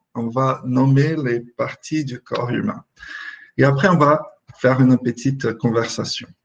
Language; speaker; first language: French; non-native, fluent; Portuguese